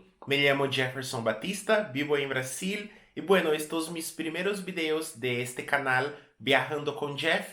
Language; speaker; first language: Spanish; non-native, fluent; Portuguese